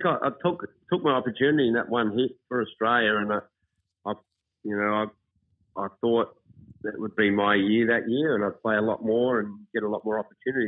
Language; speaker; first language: English; native; English